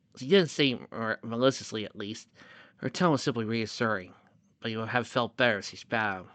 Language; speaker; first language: English; native; English